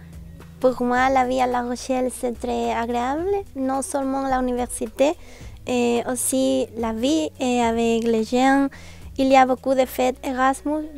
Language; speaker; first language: French; non-native, learner; Spanish